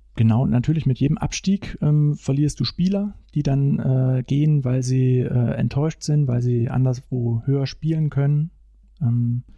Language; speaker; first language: German; native; German